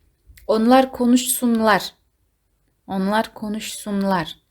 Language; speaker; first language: Turkish; non-native, fluent; Kazakh